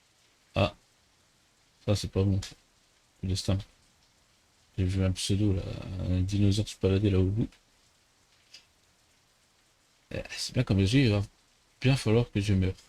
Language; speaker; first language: French; native; French